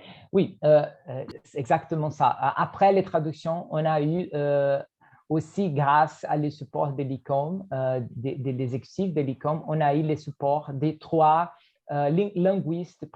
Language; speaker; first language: French; non-native, fluent; Portuguese